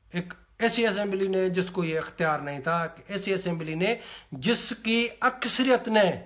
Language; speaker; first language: Urdu; non-native, local second language; Sindhi